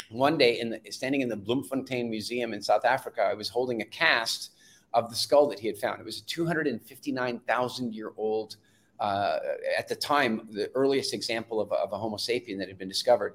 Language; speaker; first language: English; native; English